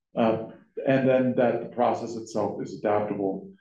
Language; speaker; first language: English; native; English